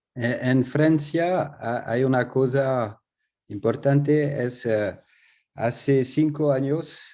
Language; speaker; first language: Spanish; non-native, learner; French